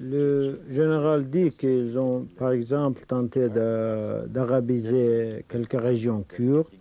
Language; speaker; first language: French; non-native, fluent; Kurdish